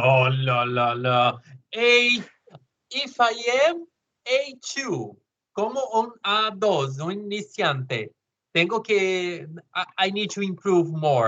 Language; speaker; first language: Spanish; non-native, learner; Portuguese